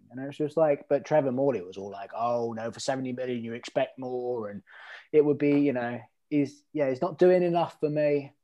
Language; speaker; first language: English; early bilingual, other home language; Norwegian